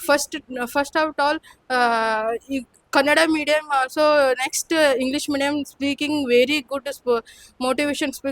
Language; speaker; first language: English; non-native, local second language; Kannada